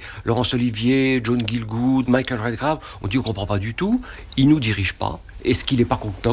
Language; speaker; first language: French; native; French